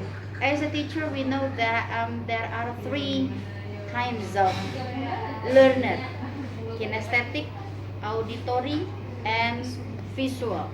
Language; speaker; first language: English; non-native, fluent; Indonesian